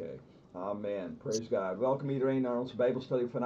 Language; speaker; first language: Dutch; non-native, fluent; English